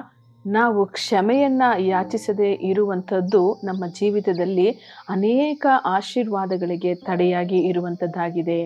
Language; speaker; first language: Kannada; native; Kannada